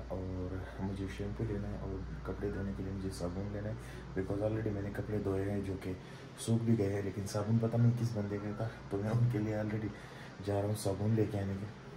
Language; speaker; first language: Urdu; non-native, fluent; Pashto